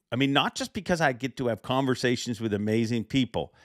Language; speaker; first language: English; native; English